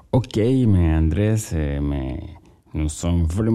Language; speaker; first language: French; non-native, learner; Spanish